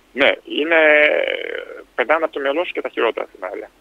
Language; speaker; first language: Greek; early bilingual, other home language; Russian